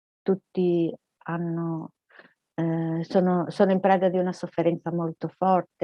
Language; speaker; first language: Italian; native; Italian